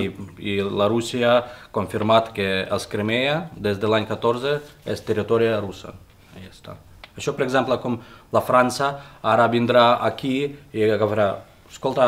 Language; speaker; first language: Catalan; non-native, learner; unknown